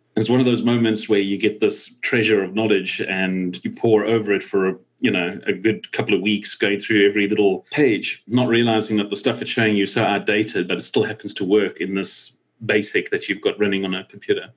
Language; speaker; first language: English; native; English